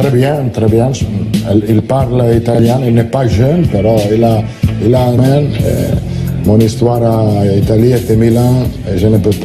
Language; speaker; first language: French; non-native, learner; Italian